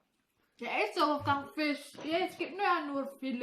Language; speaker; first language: German; non-native, learner; Indonesian